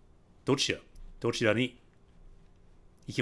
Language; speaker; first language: Japanese; non-native, fluent; English